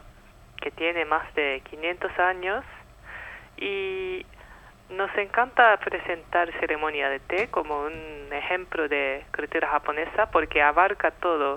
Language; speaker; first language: Spanish; non-native, fluent; Japanese